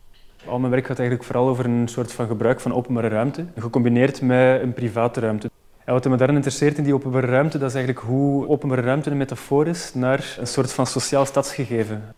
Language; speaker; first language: Dutch; native; Dutch